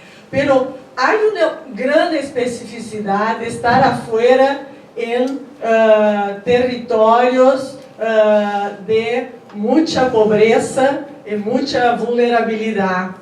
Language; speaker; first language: Spanish; non-native, fluent; Portuguese